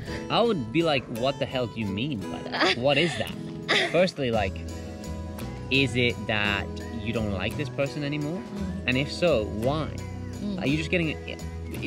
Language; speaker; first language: English; native; English